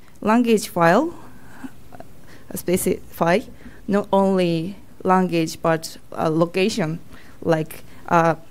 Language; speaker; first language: English; non-native, learner; Japanese